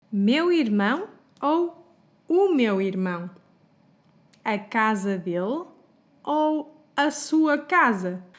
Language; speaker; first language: Portuguese; native; Portuguese